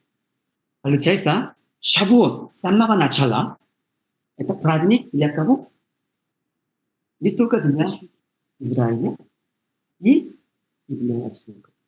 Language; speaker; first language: Russian; non-native, learner; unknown